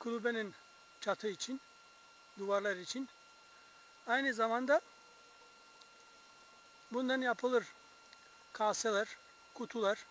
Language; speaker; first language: Turkish; non-native, fluent; English